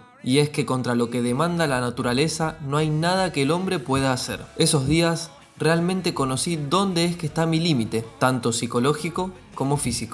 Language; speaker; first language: Spanish; native; Spanish